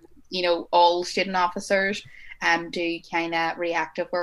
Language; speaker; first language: English; native; English